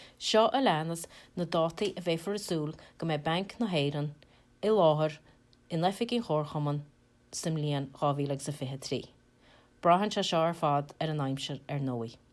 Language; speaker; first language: Irish; native; Irish